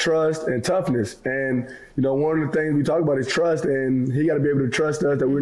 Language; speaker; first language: English; native; English